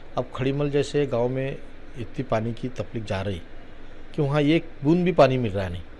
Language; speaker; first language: Hindi; non-native, local second language; Marathi